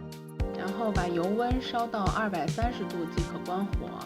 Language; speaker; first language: Chinese; native; Chinese